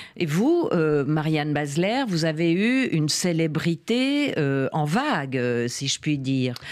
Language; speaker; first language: French; native; French